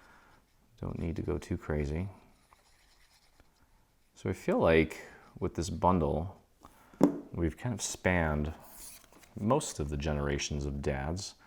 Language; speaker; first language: English; native; English